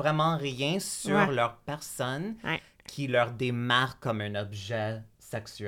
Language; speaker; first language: French; native; French